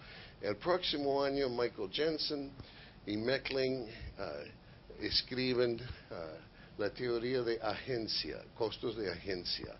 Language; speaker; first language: Spanish; non-native, fluent; English